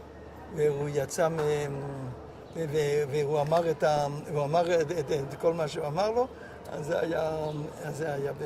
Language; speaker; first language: Hebrew; non-native, local second language; Yiddish